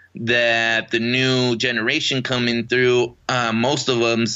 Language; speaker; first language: English; native; English